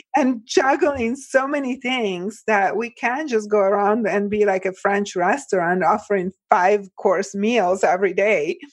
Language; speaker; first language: English; early bilingual, other home language; Italian